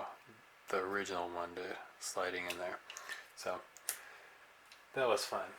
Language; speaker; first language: English; native; English